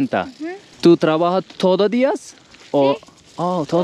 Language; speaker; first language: Spanish; non-native, learner; Turkish